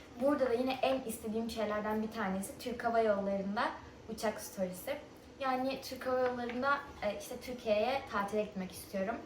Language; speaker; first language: Turkish; early bilingual, other home language; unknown